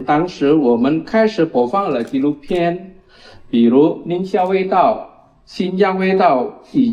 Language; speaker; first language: Chinese; non-native, fluent; Indonesian